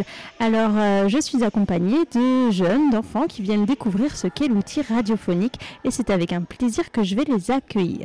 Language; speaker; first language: French; native; French